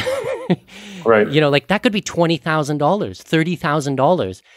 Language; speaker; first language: English; native; English